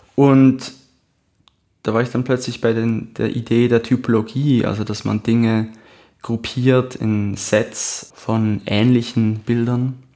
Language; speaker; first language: German; native; German